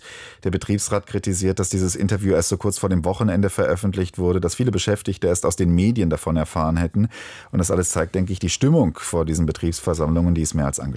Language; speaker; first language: German; native; German